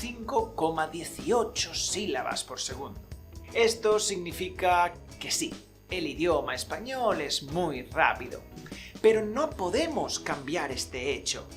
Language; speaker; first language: Spanish; native; Spanish